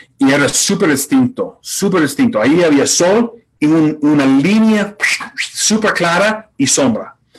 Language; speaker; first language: Spanish; non-native, fluent; English